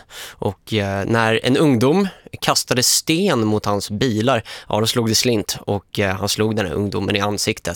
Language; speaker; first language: Swedish; native; Swedish